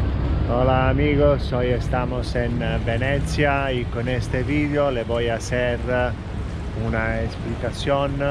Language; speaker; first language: Spanish; non-native, fluent; Italian